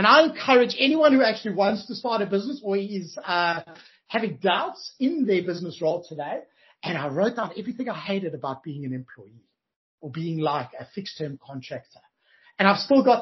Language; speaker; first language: English; native; English